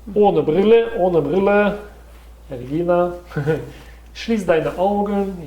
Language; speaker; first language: German; non-native, learner; Russian